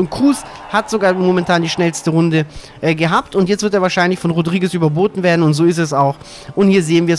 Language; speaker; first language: German; native; German